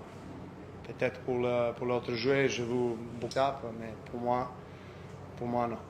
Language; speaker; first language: French; non-native, fluent; Serbian